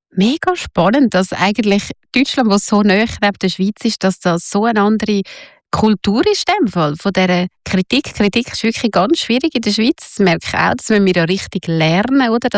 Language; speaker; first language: German; native; German